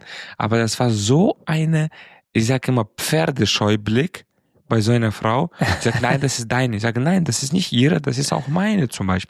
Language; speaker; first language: German; non-native, fluent; Romanian